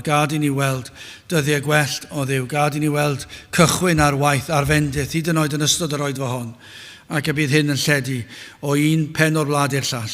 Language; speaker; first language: Welsh; native; Welsh